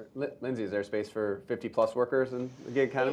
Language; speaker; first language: English; native; English